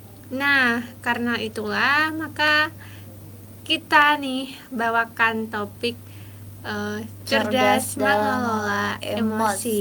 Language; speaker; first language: Indonesian; native; Indonesian